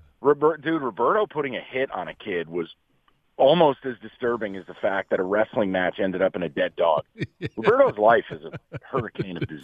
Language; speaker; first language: English; native; English